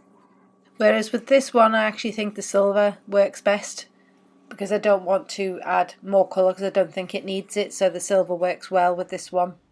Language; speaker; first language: English; native; English